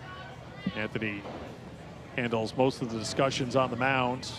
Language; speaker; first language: English; native; English